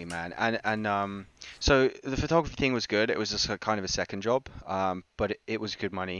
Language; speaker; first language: English; native; English